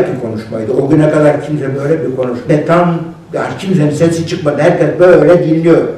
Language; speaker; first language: Turkish; non-native, local second language; Kurdish